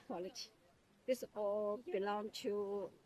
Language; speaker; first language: English; non-native, learner; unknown